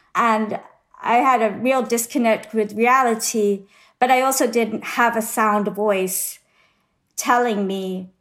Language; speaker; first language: English; native; English